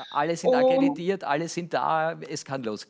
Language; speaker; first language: German; native; German